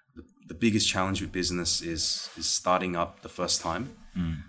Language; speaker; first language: English; native; English